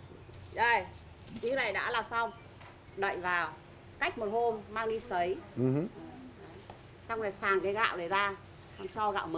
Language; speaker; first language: Vietnamese; native; Vietnamese